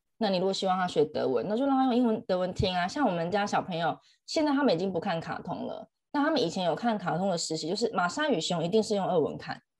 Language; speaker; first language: Chinese; native; Chinese